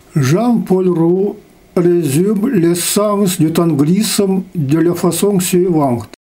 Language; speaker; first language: French; non-native, fluent; Yakut